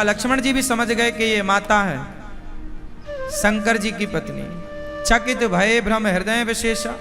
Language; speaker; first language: Hindi; native; Hindi